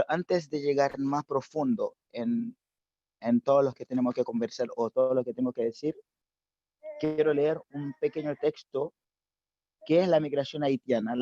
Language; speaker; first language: Spanish; non-native, fluent; Haitian Creole